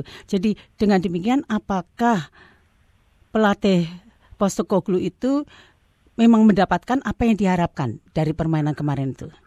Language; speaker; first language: Indonesian; native; Indonesian